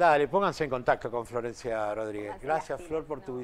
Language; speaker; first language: Spanish; native; Spanish